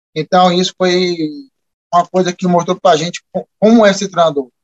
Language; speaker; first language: Portuguese; native; Portuguese